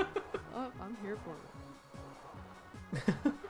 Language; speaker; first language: English; native; English